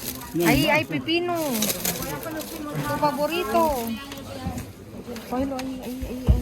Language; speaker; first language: Spanish; non-native, learner; Filipino